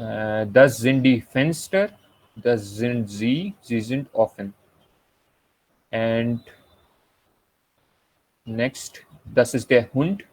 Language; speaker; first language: German; non-native, fluent; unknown